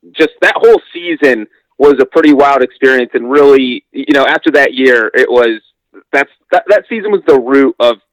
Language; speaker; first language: English; native; English